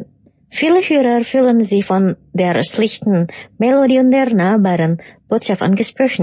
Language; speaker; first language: German; non-native, fluent; Indonesian